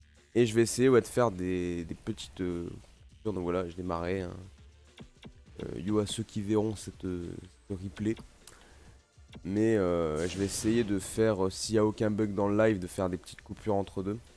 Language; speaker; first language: French; native; French